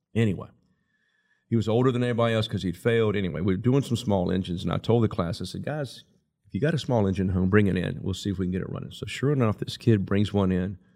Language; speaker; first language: English; native; English